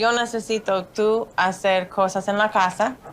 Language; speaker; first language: Spanish; non-native, learner; English